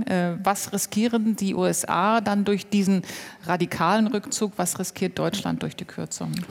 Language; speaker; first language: German; native; German